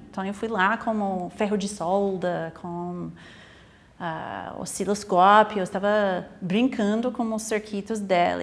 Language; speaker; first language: Portuguese; non-native, fluent; English